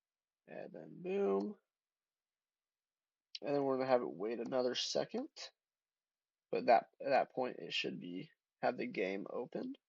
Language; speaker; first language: English; native; English